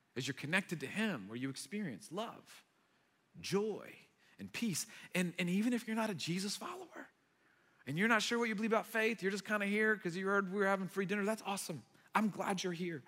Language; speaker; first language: English; early bilingual, other home language; Arabic